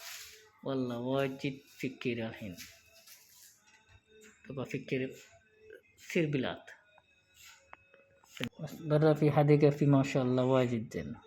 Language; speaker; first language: Arabic; non-native, learner; Bangla